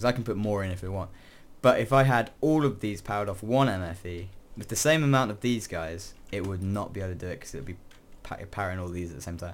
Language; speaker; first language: English; native; English